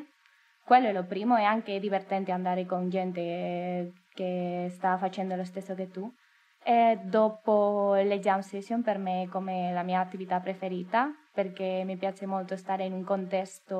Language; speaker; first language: Italian; non-native, learner; Spanish